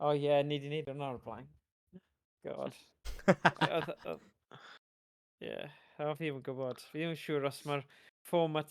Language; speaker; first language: Welsh; native; Welsh